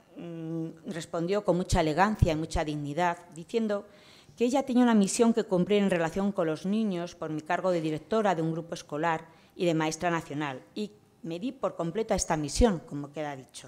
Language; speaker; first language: Spanish; native; Spanish